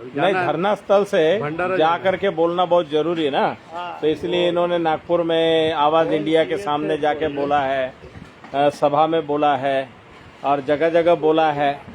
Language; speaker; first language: Hindi; non-native, local second language; Marathi